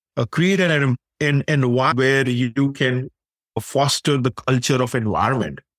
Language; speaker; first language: English; non-native, local second language; Hindi